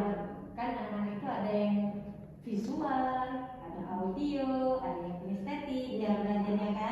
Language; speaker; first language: Indonesian; native; Indonesian